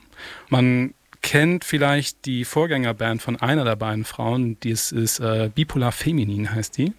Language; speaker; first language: German; native; German